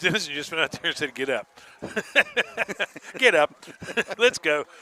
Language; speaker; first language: English; native; English